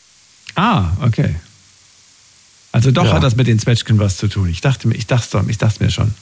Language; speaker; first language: German; native; German